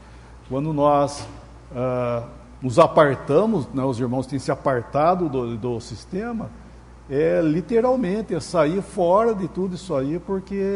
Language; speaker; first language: Portuguese; native; Portuguese